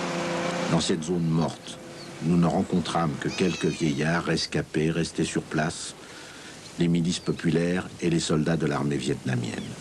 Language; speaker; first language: French; native; French